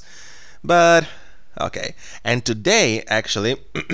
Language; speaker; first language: English; non-native, fluent; Serbian